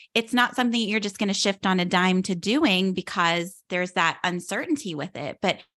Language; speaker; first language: English; native; English